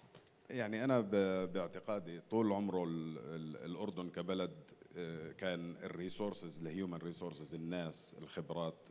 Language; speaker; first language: Arabic; native; Arabic